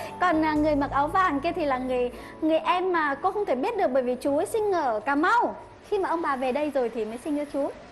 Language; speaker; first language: Vietnamese; native; Vietnamese